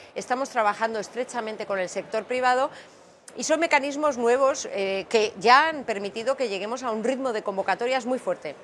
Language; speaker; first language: Spanish; native; Spanish